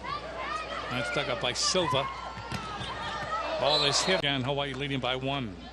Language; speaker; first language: English; native; English